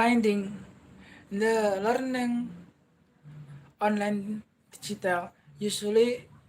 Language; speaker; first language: English; non-native, learner; Indonesian